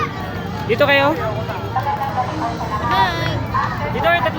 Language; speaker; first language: Filipino; non-native, local second language; Cebuano